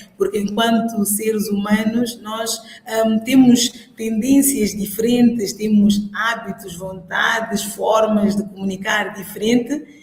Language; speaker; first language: Portuguese; non-native, local second language; Upper Guinea Crioulo